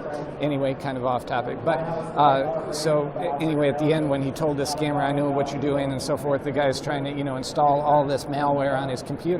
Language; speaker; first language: English; native; English